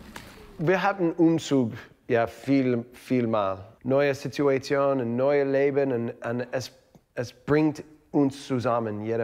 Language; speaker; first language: German; non-native, learner; English